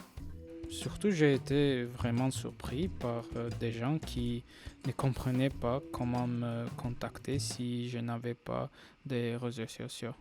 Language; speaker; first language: French; non-native, learner; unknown